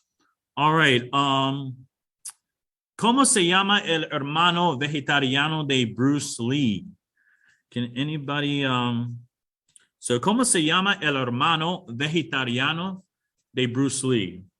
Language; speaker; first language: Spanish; non-native, fluent; English